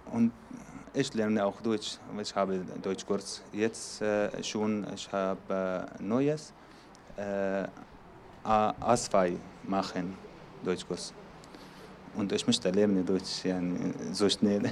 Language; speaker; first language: German; non-native, learner; Arabic